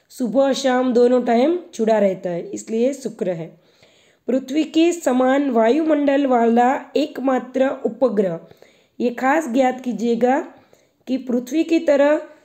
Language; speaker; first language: Hindi; non-native, local second language; Gujarati